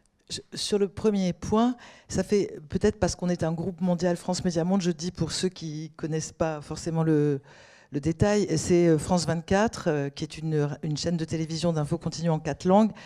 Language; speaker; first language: French; native; French